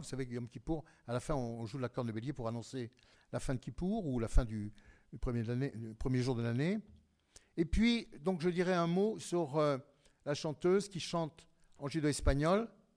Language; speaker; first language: French; native; French